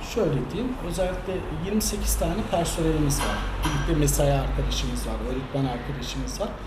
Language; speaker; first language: Turkish; native; Turkish